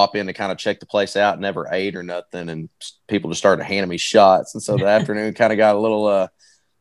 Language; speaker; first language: English; native; English